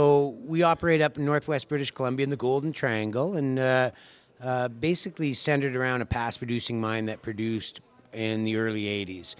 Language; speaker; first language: English; native; English